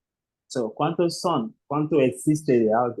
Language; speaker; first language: Spanish; non-native, fluent; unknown